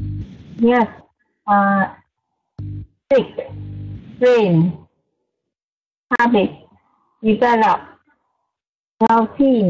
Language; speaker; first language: English; non-native, learner; Vietnamese